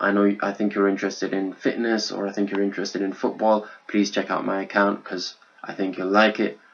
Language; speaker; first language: English; native; English